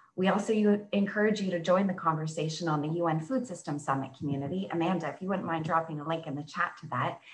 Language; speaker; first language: English; native; English